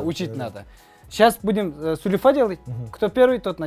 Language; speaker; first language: Russian; non-native, learner; Kazakh